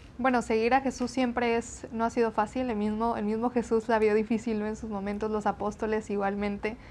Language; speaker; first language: Spanish; native; Spanish